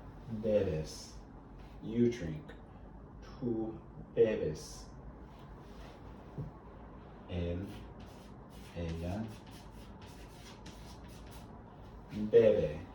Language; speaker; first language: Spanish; non-native, learner; English